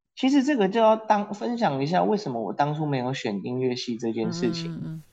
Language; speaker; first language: Chinese; non-native, local second language; Min Nan Chinese